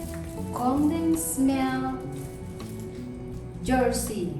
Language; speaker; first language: English; non-native, learner; Filipino